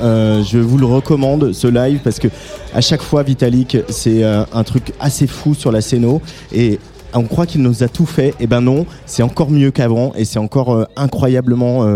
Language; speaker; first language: French; native; French